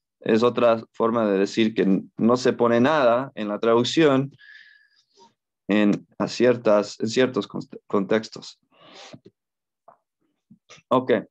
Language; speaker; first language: Spanish; non-native, fluent; English